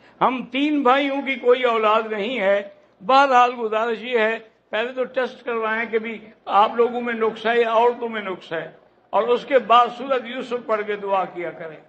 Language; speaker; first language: Urdu; native; Urdu